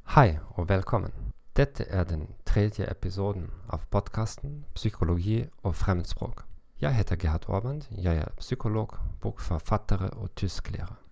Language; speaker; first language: Norwegian; non-native, learner; German